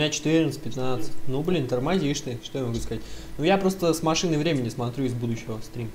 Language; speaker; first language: Russian; native; Russian